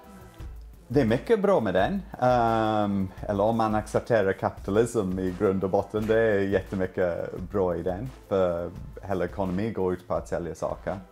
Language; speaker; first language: Swedish; non-native, fluent; English